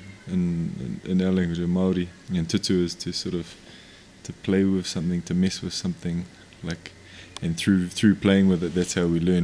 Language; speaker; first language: English; non-native, local second language; Māori